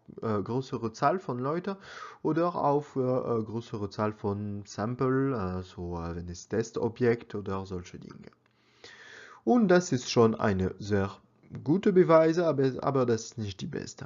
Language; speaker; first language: German; non-native, learner; French